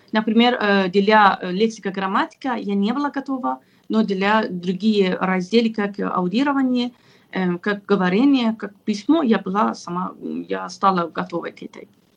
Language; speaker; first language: Russian; non-native, fluent; Persian